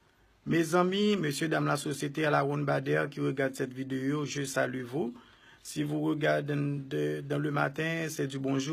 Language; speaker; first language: French; non-native, local second language; Haitian Creole